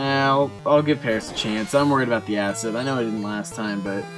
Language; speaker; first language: English; native; English